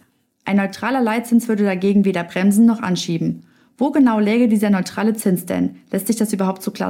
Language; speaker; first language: German; native; German